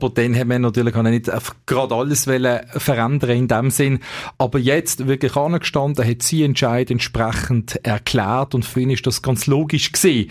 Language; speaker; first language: German; native; German